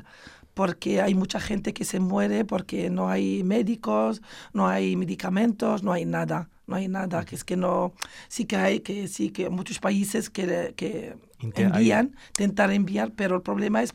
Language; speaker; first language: Spanish; non-native, fluent; Arabic